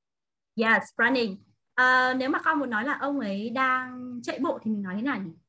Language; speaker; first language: Vietnamese; native; Vietnamese